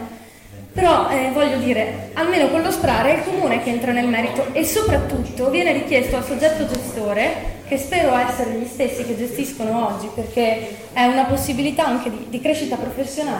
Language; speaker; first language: Italian; native; Italian